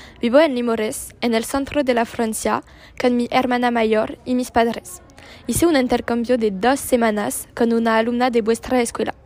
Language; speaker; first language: Spanish; non-native, learner; French